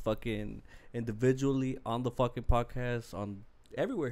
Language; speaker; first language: English; early bilingual, other home language; Spanish